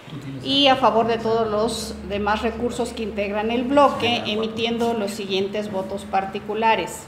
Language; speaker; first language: Spanish; native; Spanish